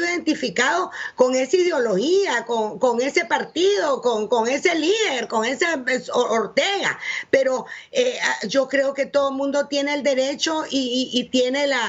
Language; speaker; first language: Spanish; native; Spanish